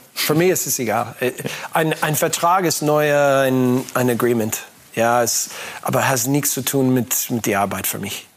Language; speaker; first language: German; non-native, learner; English